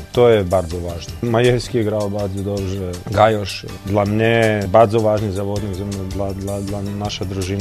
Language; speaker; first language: Polish; non-native, learner; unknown